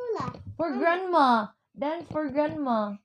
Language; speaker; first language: English; non-native, learner; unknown